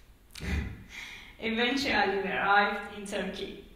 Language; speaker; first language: English; non-native, fluent; Persian